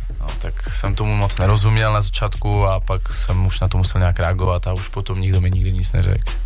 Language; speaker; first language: Czech; early bilingual, other home language; French